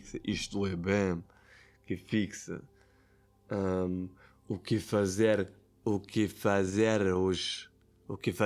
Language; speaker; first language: Portuguese; non-native, learner; German